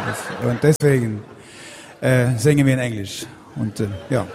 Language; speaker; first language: German; non-native, fluent; Swedish